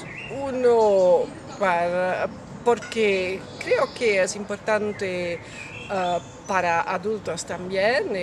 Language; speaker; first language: Spanish; non-native, learner; French